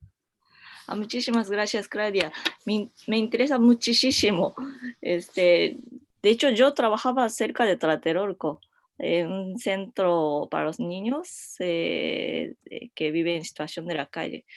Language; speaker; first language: Spanish; non-native, learner; Japanese